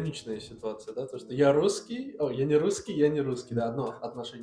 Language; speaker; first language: Russian; native; Russian